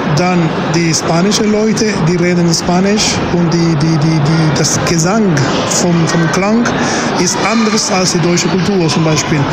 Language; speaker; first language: German; non-native, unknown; Spanish